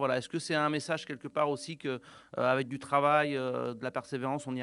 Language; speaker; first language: French; native; French